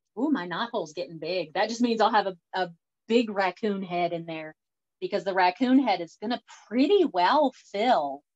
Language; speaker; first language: English; native; English